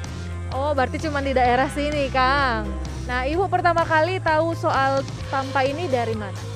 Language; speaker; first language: Indonesian; non-native, local second language; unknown